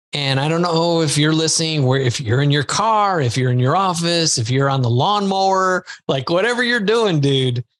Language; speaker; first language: English; native; English